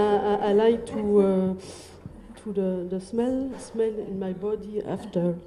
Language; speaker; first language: English; non-native, learner; French